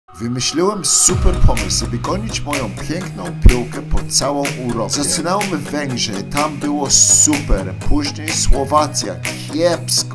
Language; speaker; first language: Polish; non-native, learner; English